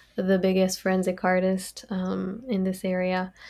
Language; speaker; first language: English; non-native, fluent; French